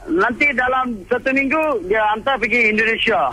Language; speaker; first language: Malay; non-native, local second language; Tamil